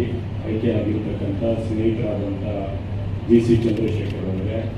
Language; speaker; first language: Kannada; native; Kannada